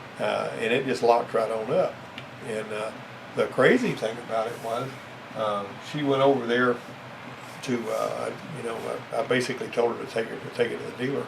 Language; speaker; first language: English; native; English